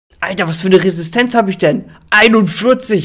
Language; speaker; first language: German; native; German